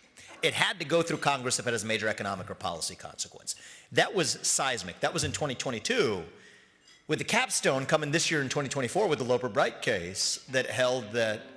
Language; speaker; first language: English; native; English